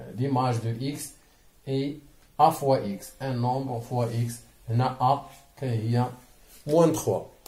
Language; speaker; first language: French; non-native, local second language; Arabic